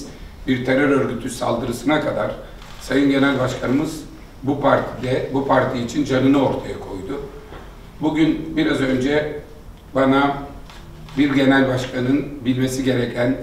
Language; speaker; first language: Turkish; native; Turkish